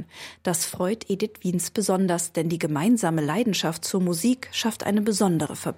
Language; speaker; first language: German; native; German